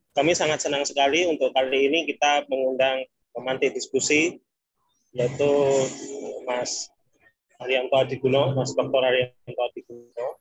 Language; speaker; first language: Indonesian; native; Indonesian